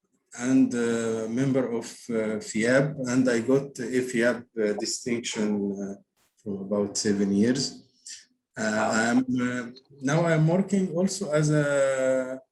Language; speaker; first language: English; non-native, learner; Arabic